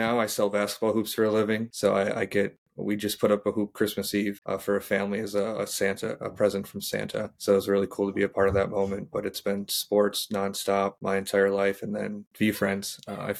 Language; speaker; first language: English; native; English